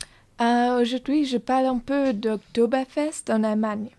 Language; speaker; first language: French; non-native, fluent; German